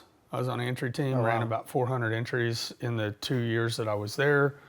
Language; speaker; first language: English; native; English